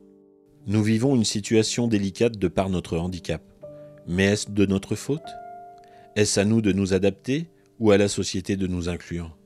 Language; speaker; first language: French; native; French